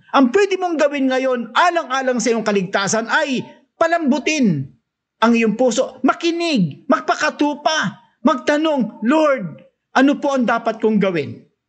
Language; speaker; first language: Filipino; non-native, local second language; Cebuano